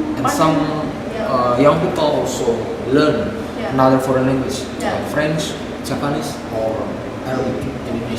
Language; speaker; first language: English; non-native, fluent; Indonesian